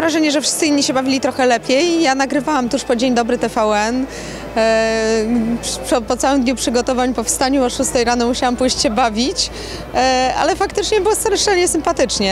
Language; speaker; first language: Polish; native; Polish